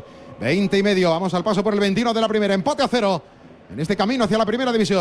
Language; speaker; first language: Spanish; native; Spanish